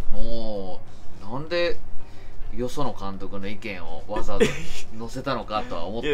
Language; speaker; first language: Japanese; native; Japanese